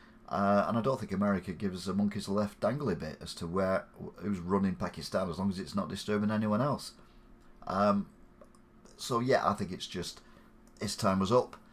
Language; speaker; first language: English; native; English